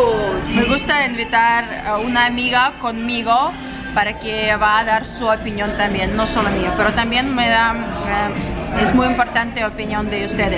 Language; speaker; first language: Spanish; non-native, learner; Russian